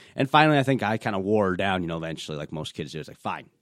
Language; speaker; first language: English; native; English